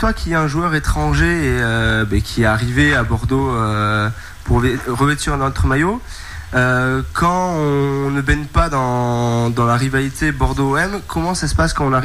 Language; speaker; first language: French; native; French